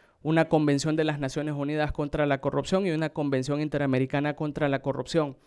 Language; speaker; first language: Spanish; native; Spanish